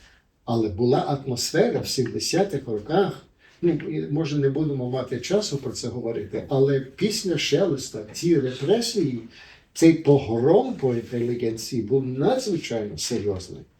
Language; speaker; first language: Ukrainian; early bilingual, heritage; Ukrainian